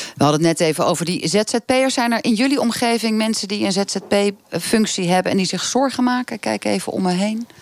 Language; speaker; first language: Dutch; native; Dutch